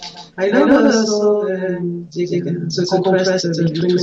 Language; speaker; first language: English; non-native, learner; French